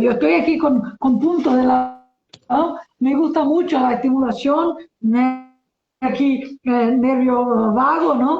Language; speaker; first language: Spanish; non-native, learner; Portuguese